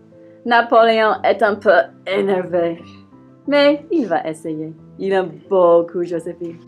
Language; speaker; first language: French; non-native, learner; English